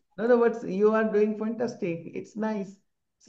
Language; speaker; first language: English; non-native, local second language; Marathi